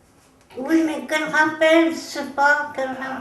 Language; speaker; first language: French; non-native, learner; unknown